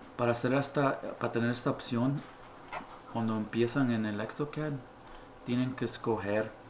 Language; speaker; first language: Spanish; early bilingual, heritage; Spanish